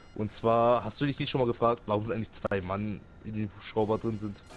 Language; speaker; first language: German; native; German